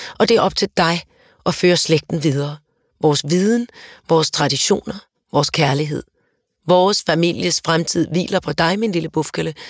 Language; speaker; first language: Danish; native; Danish